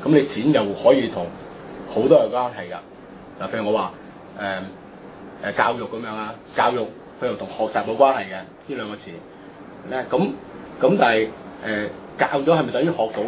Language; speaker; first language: Chinese; non-native, local second language; Cantonese